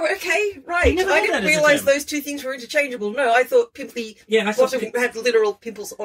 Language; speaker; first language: English; native; English